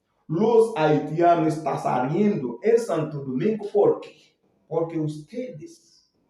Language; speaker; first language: Spanish; non-native, fluent; Haitian Creole